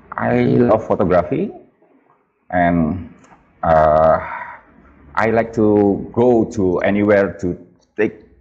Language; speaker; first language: English; non-native, fluent; Indonesian